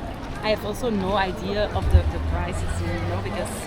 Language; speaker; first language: English; non-native, fluent; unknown